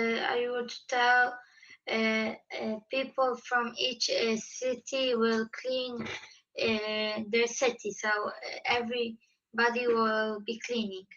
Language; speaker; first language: English; non-native, fluent; Polish